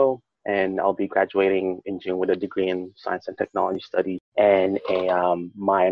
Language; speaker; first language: English; non-native, local second language; Filipino